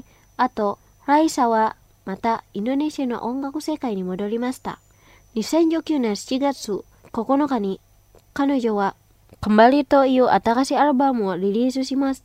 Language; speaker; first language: Japanese; non-native, fluent; Indonesian